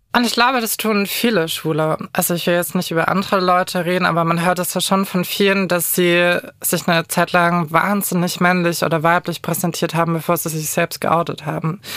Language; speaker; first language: German; native; German